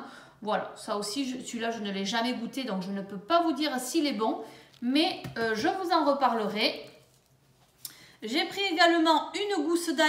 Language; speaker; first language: French; native; French